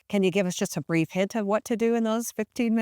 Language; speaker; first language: English; native; English